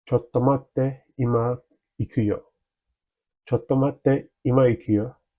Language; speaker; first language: Japanese; non-native, learner; Turkish